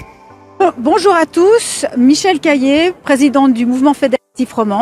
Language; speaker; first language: French; native; French